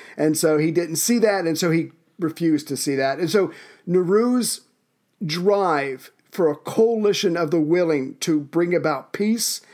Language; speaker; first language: English; native; English